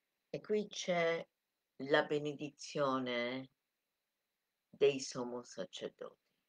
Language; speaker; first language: Italian; non-native, fluent; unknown